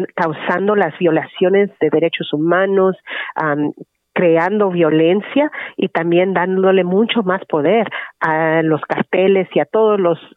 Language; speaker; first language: Spanish; early bilingual, heritage; Spanish